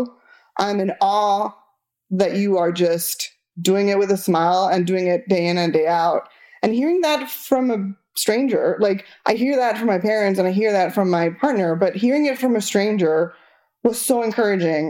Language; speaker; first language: English; non-native, fluent; Spanish